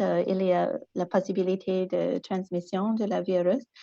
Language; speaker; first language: French; non-native, local second language; English